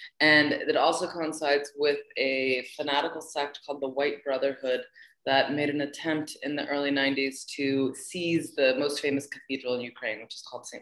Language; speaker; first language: English; native; English